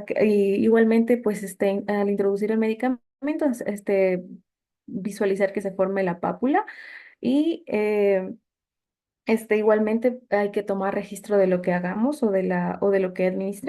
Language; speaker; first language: Spanish; native; Spanish